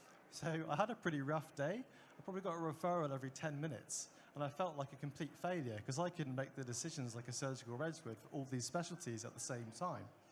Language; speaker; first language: English; native; English